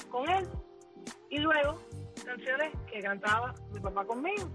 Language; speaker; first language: Spanish; early bilingual, other home language; English